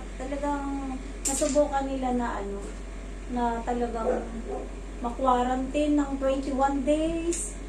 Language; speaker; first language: Filipino; native; Filipino